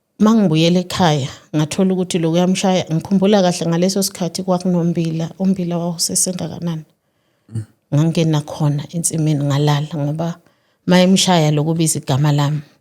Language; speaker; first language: Zulu; native; Zulu